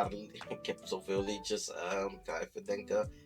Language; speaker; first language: Dutch; non-native, fluent; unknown